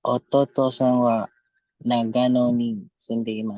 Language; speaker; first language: Japanese; non-native, learner; Filipino